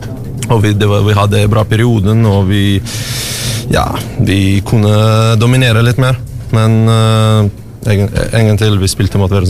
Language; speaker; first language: Norwegian; non-native, learner; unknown